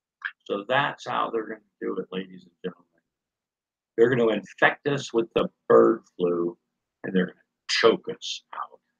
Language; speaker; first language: English; native; English